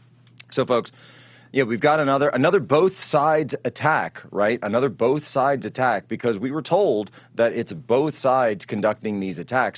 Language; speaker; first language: English; native; English